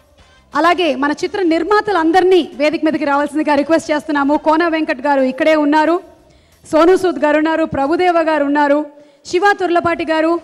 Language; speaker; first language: Telugu; native; Telugu